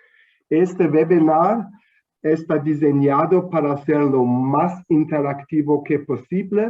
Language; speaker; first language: Spanish; non-native, fluent; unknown